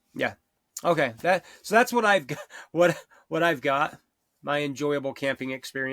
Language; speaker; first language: English; native; English